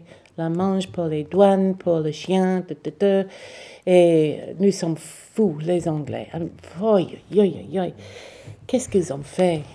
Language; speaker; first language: French; non-native, learner; English